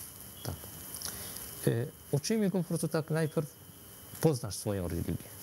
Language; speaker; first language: Polish; non-native, fluent; Arabic